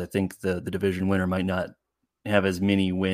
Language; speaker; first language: English; native; English